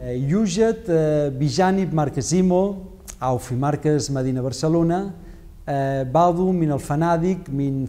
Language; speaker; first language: Arabic; non-native, learner; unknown